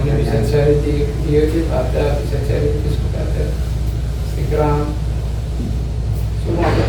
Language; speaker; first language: Indonesian; non-native, learner; Arabic